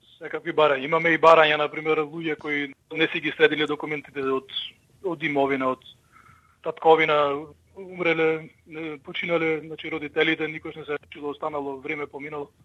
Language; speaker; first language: Macedonian; early bilingual, heritage; Macedonian